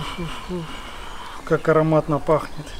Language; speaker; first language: Russian; native; Russian